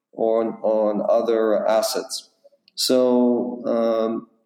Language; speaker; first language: English; non-native, fluent; Russian